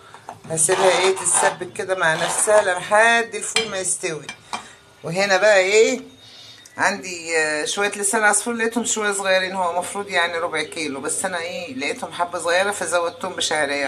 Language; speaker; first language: Arabic; native; Arabic